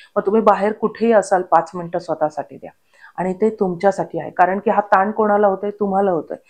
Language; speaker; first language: Marathi; native; Marathi